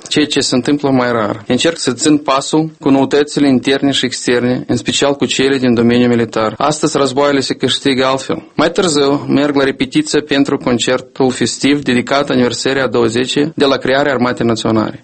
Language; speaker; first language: Romanian; non-native, local second language; Russian